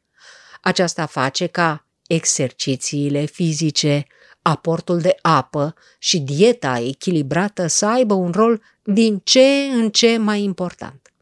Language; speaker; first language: Romanian; native; Romanian